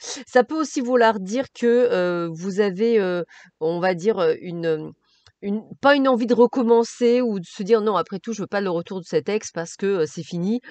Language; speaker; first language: French; native; French